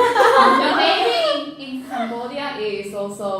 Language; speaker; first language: English; non-native, learner; Chinese